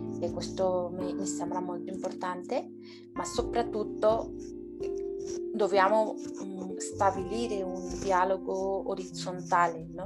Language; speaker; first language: Italian; non-native, learner; Spanish